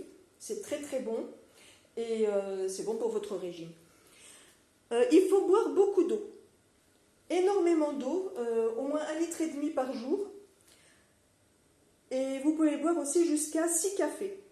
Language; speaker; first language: French; native; French